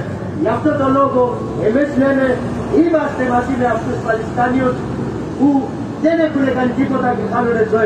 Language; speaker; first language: Greek; non-native, fluent; Urdu